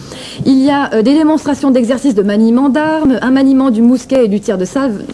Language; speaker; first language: French; native; French